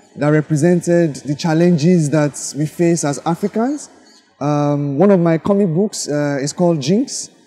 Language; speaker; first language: English; non-native, local second language; Yoruba